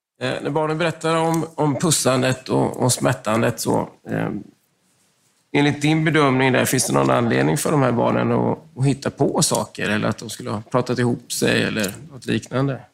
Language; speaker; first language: Swedish; native; Swedish